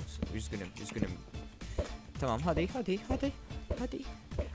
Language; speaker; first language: Turkish; non-native, learner; English